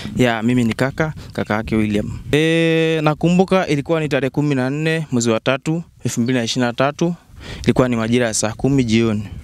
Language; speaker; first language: Swahili; non-native, local second language; Masai